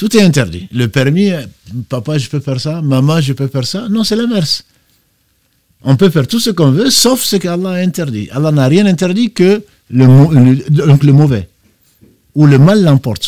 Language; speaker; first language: French; native; French